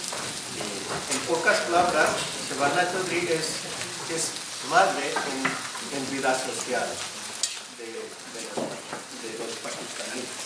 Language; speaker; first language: Spanish; non-native, fluent; Urdu